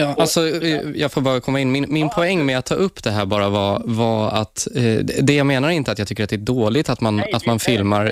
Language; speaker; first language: Swedish; native; Swedish